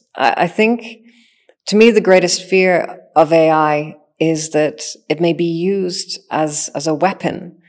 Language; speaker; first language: English; native; English